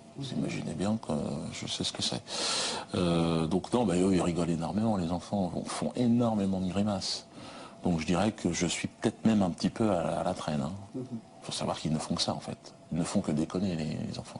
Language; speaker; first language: French; native; French